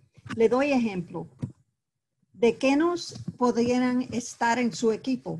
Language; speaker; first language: Spanish; early bilingual, heritage; Spanish